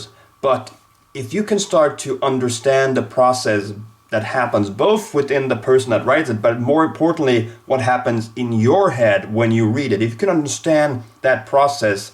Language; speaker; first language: English; non-native, fluent; Swedish